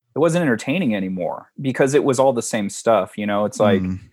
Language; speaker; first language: English; native; English